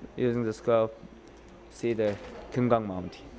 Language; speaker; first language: English; non-native, learner; Korean